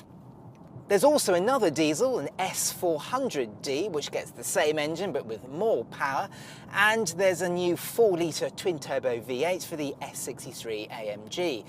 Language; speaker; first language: English; native; English